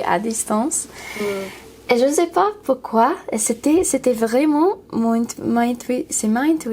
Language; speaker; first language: French; non-native, learner; English